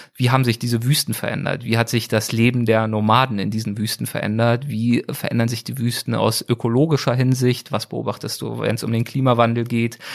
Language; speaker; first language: German; native; German